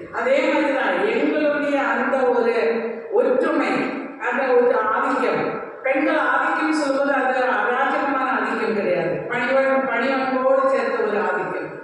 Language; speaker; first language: Tamil; non-native, local second language; Malayalam